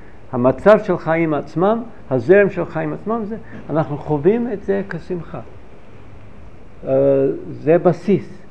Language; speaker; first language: Hebrew; non-native, fluent; English